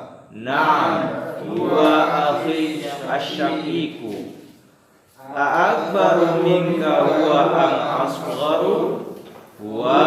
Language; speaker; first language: Arabic; non-native, learner; Indonesian